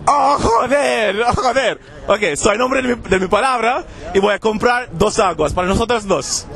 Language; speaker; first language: Spanish; non-native, learner; English